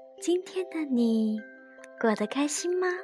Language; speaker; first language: Chinese; native; Chinese